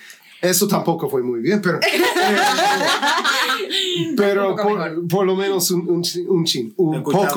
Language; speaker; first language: Spanish; non-native, fluent; English